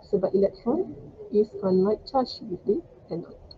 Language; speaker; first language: English; non-native, local second language; Malay